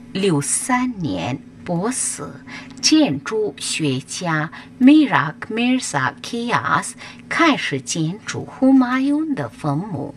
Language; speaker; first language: Chinese; non-native, learner; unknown